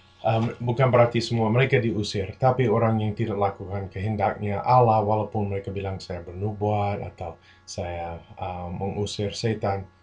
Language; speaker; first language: Indonesian; non-native, fluent; English